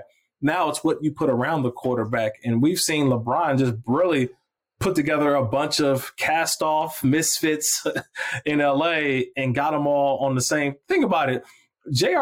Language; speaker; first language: English; native; English